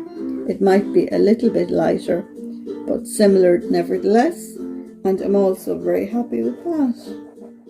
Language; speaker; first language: English; native; English